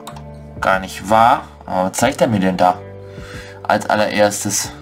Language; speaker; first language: German; native; German